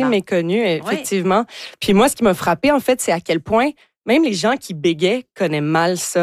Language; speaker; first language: French; native; French